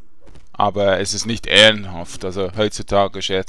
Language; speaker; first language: German; native; German